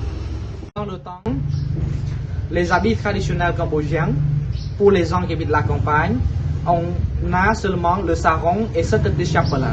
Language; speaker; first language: French; non-native, fluent; Khmer